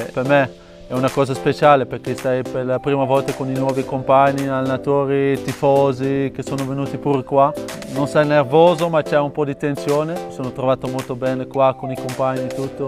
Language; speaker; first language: Italian; non-native, fluent; Dutch